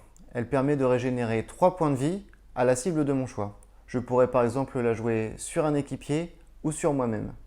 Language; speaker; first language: French; native; French